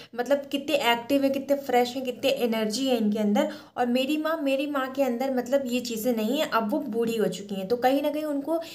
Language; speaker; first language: Hindi; native; Hindi